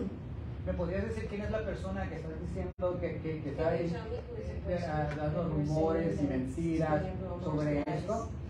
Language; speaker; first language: Spanish; native; Spanish